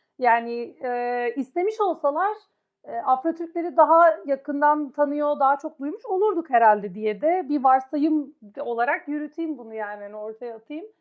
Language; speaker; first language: Turkish; native; Turkish